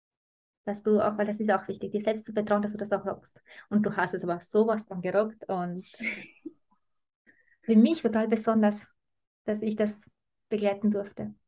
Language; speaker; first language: German; native; German